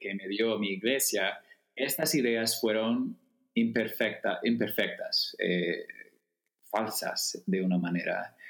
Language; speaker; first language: Spanish; non-native, fluent; English